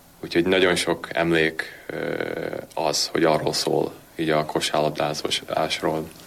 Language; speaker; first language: Hungarian; early bilingual, heritage; Hungarian